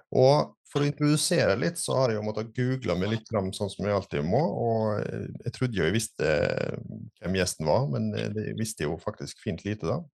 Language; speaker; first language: Norwegian; native; Norwegian